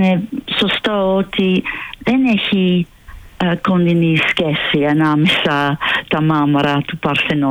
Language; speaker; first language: Greek; non-native, fluent; English